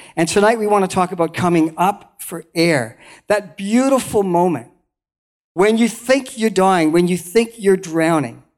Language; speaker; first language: English; native; English